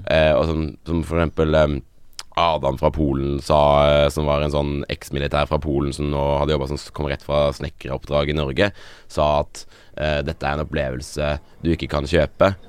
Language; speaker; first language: Norwegian; native; Norwegian